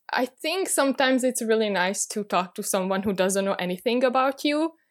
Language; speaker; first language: English; non-native, fluent; Hungarian